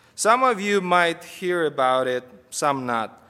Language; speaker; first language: English; non-native, fluent; Russian